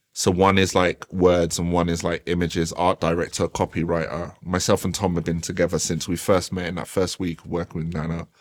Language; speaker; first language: English; native; English